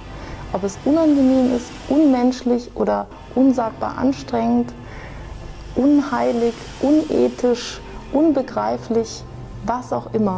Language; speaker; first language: German; native; German